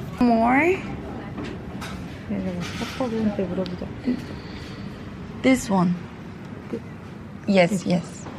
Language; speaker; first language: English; non-native, learner; Korean